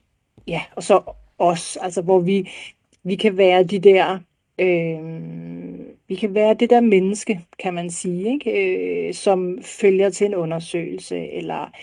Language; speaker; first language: Danish; native; Danish